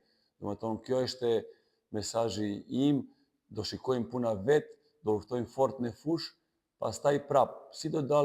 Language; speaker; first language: Albanian; non-native, learner; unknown